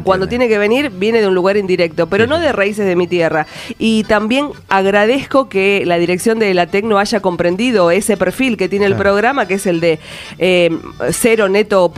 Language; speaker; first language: Spanish; native; Spanish